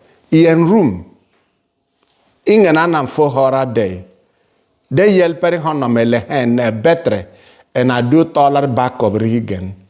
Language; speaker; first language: Swedish; non-native, fluent; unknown